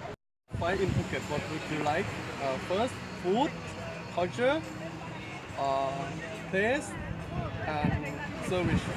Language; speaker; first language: English; non-native, learner; Thai